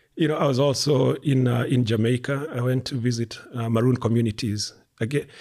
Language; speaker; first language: English; non-native, local second language; Kikuyu